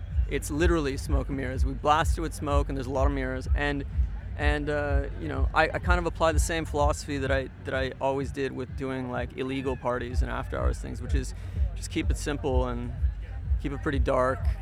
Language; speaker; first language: English; native; English